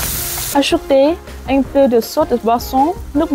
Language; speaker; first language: French; non-native, fluent; Vietnamese